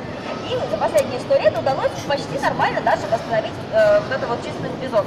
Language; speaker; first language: Russian; native; Russian